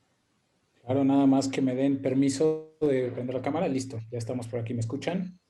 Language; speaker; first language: Spanish; native; Spanish